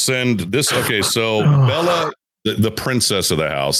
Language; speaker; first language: English; native; English